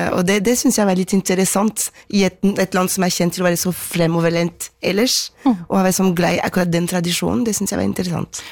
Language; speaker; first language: Norwegian; non-native, fluent; French